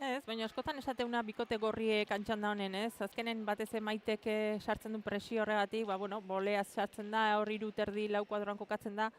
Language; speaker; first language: Basque; native; Basque